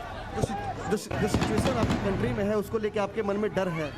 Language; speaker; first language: Hindi; native; Hindi